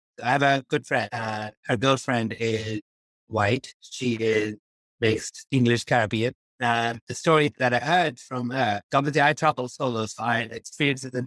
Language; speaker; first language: English; non-native, local second language; Urdu